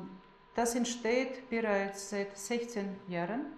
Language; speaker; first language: German; non-native, fluent; Russian